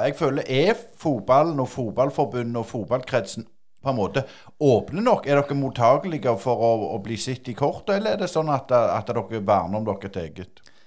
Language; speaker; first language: Norwegian; native; Norwegian